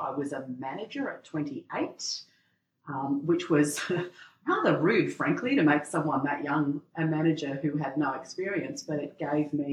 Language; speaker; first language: English; native; English